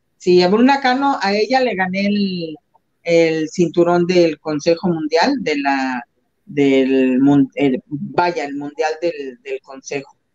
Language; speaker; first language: Spanish; native; Spanish